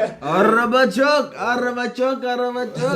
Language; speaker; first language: Turkish; non-native, learner; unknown